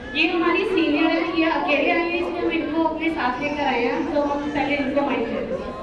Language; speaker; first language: Hindi; native; Hindi